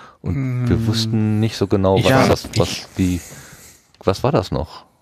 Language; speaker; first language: German; native; German